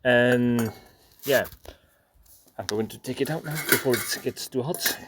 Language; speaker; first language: English; non-native, fluent; Dutch